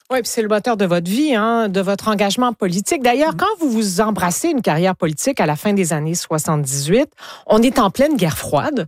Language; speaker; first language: French; native; French